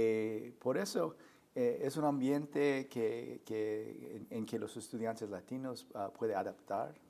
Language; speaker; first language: Spanish; non-native, learner; English